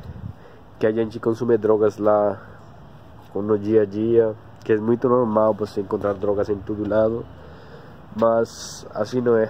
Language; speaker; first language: Portuguese; non-native, learner; Spanish